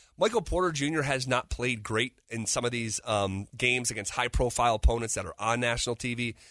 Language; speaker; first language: English; native; English